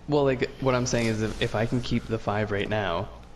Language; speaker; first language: English; native; English